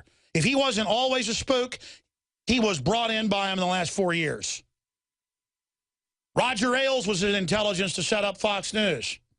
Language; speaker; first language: English; native; English